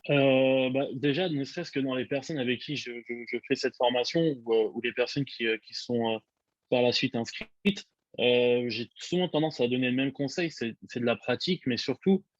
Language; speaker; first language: French; native; French